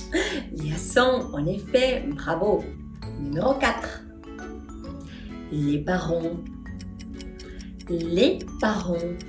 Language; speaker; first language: French; non-native, fluent; Spanish